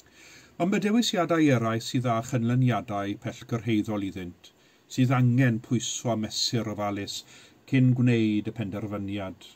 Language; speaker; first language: Welsh; native; Welsh